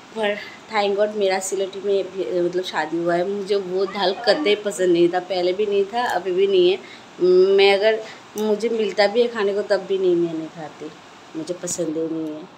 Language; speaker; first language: Hindi; non-native, local second language; Bangla